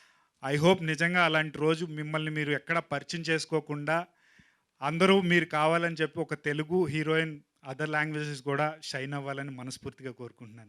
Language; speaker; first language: Telugu; native; Telugu